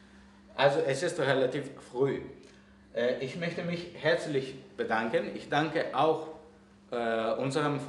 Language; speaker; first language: German; non-native, fluent; Greek